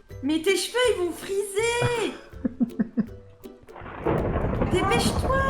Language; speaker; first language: French; native; French